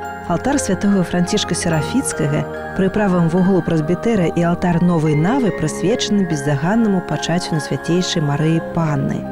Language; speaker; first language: Belarusian; native; Belarusian